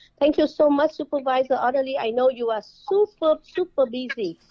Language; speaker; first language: English; non-native, fluent; Vietnamese